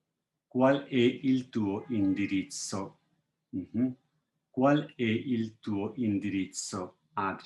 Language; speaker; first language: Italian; non-native, fluent; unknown